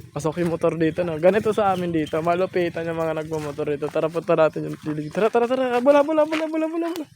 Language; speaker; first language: Filipino; non-native, local second language; Masbatenyo